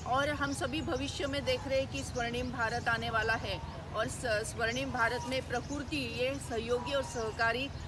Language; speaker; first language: Hindi; non-native, local second language; Marathi